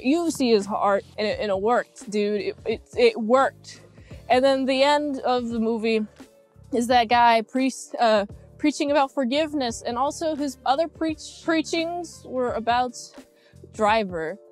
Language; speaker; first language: English; native; English